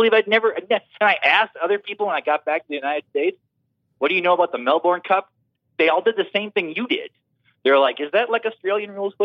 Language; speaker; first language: English; native; English